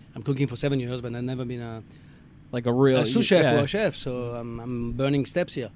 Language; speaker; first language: English; non-native, fluent; French